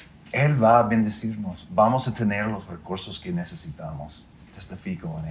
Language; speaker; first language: Spanish; non-native, fluent; English